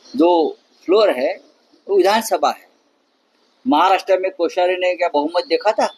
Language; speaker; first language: Hindi; non-native, local second language; Marathi